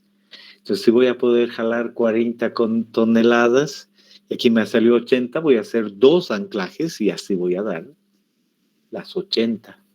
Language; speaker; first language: Spanish; native; Spanish